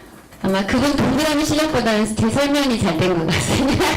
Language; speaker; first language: Korean; native; Korean